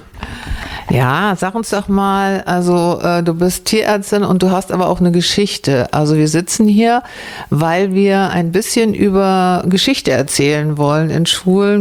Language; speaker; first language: German; native; German